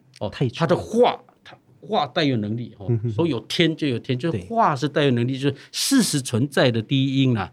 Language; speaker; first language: Chinese; non-native, local second language; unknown